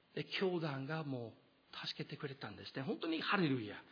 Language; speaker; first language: Japanese; non-native, fluent; English